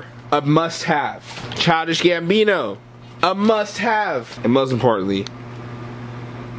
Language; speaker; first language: English; native; English